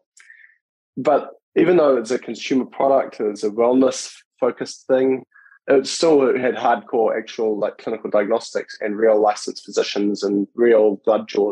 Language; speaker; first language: English; native; English